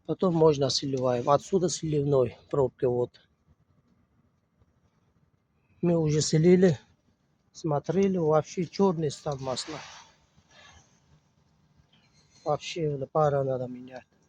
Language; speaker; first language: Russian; non-native, local second language; Uzbek